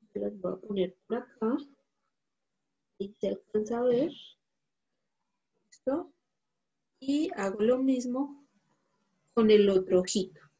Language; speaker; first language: Spanish; native; Spanish